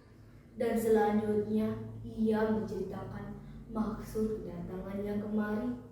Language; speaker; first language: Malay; non-native, local second language; Balinese